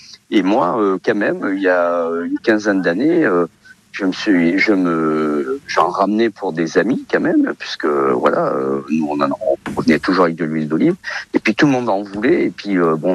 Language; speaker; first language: French; early bilingual, other home language; Portuguese